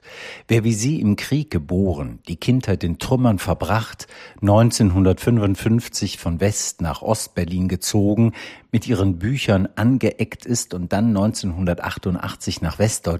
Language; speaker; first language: German; native; German